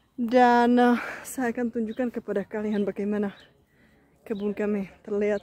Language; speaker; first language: Indonesian; non-native, fluent; Czech